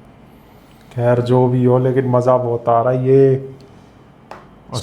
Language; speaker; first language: Hindi; native; Hindi